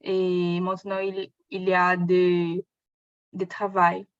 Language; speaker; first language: French; non-native, learner; Portuguese